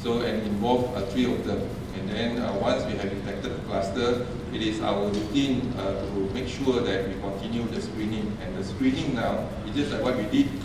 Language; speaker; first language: English; non-native, local second language; Malay